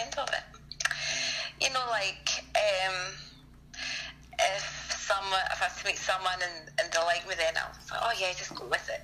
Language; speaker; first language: English; native; English